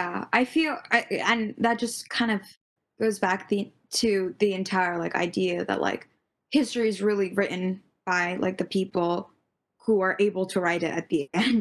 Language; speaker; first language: English; early bilingual, other home language; Tamil